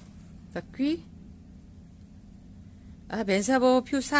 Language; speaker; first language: Italian; non-native, learner; Korean